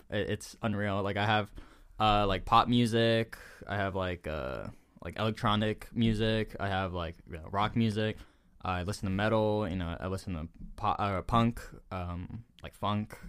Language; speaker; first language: English; early bilingual, other home language; Spanish